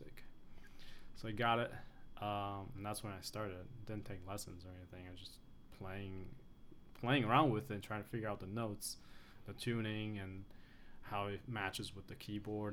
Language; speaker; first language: English; early bilingual, other home language; Chinese